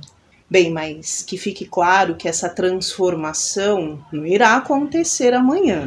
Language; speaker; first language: Portuguese; native; Portuguese